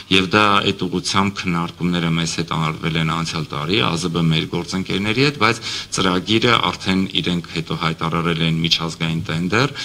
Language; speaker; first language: Armenian; native; Armenian